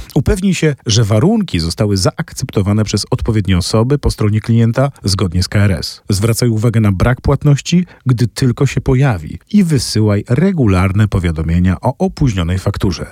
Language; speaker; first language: Polish; native; Polish